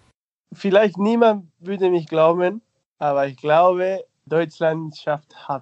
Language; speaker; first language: German; non-native, fluent; Spanish